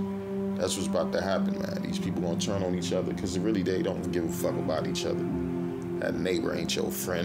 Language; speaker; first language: English; native; English